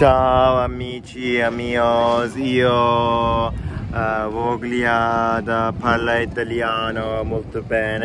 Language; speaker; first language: Italian; non-native, learner; Turkish